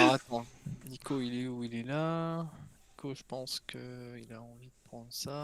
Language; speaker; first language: French; native; French